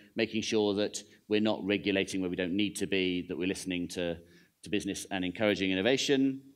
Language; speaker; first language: English; native; English